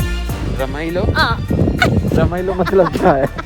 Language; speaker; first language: Nepali; non-native, learner; Malayalam